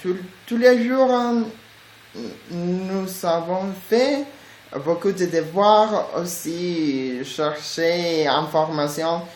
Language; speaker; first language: French; non-native, learner; Spanish